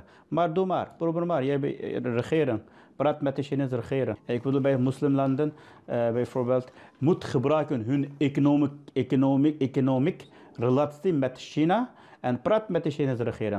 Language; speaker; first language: Dutch; non-native, learner; Uyghur